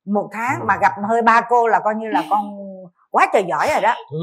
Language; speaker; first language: Vietnamese; native; Vietnamese